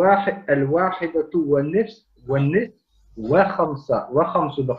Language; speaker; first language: Arabic; non-native, learner; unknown